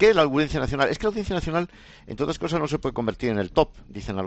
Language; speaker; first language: Spanish; native; Spanish